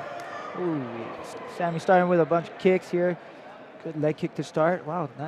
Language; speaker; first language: English; native; English